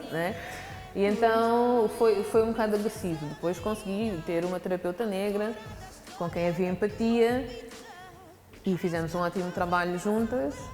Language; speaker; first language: Portuguese; native; Portuguese